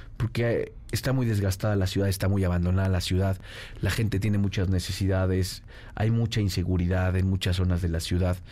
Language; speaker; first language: Spanish; native; Spanish